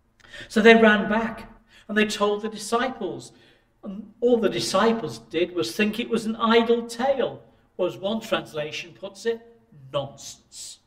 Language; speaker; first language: English; native; English